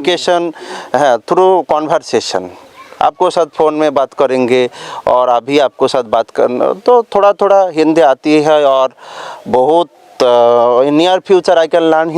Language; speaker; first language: Hindi; non-native, local second language; Bangla